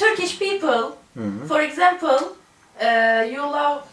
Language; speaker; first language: English; non-native, learner; Turkish